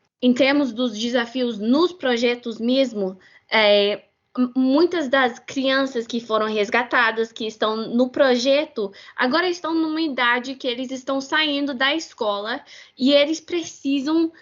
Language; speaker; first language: Portuguese; non-native, fluent; English